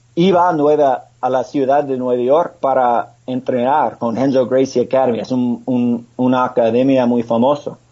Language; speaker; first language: Spanish; non-native, fluent; English